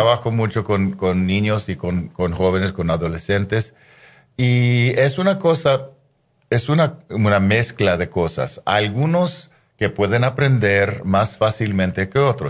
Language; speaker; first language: Spanish; non-native, fluent; English